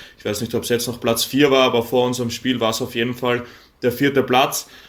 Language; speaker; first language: German; native; German